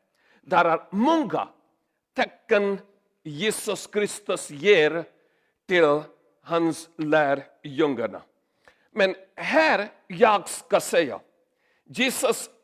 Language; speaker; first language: Swedish; non-native, learner; Urdu